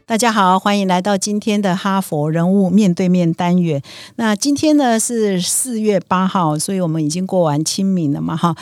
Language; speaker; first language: Chinese; native; Chinese